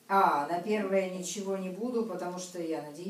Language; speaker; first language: Russian; native; Russian